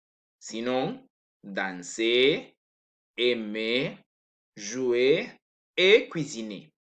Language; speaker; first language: French; non-native, learner; Spanish